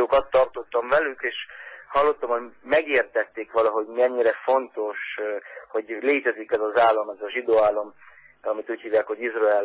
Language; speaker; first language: Hungarian; early bilingual, heritage; Hungarian